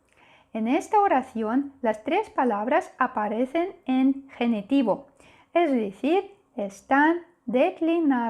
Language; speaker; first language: Spanish; non-native, fluent; Russian